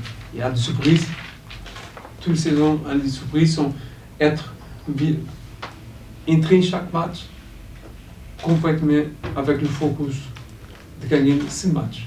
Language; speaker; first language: French; non-native, fluent; Portuguese